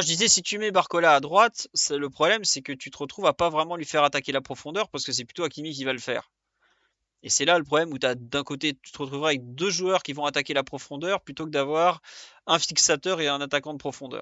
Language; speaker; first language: French; native; French